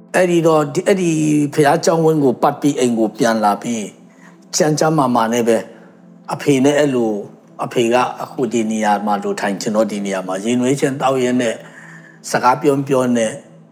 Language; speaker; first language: Burmese; non-native, local second language; Tedim Chin